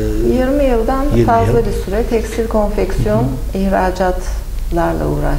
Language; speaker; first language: Turkish; native; Turkish